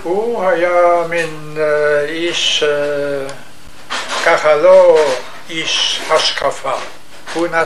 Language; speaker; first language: Hebrew; non-native, fluent; German